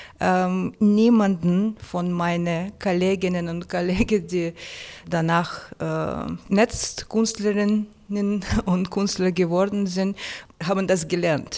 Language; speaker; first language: German; non-native, fluent; Russian